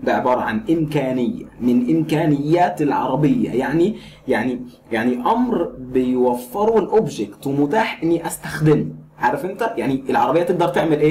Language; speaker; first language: Arabic; native; Arabic